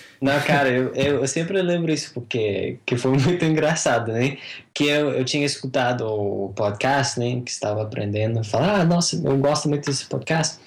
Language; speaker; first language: Portuguese; non-native, fluent; English